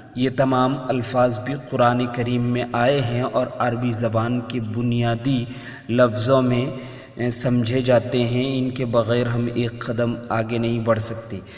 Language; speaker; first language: Urdu; native; Urdu